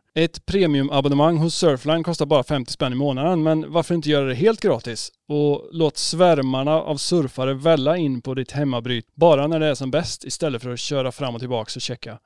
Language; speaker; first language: Swedish; native; Swedish